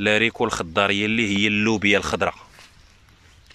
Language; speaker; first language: Arabic; native; Arabic